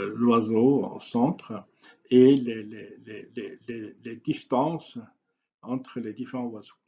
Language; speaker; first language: French; non-native, local second language; Arabic